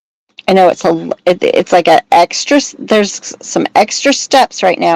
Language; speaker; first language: English; native; English